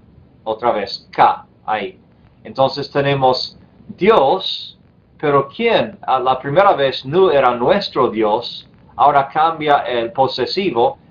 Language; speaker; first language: Spanish; non-native, fluent; English